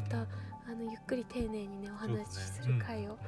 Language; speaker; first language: Japanese; native; Japanese